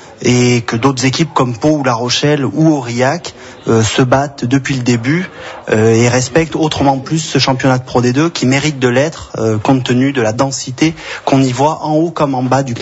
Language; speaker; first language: French; native; French